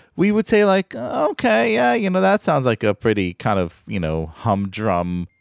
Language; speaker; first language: English; native; English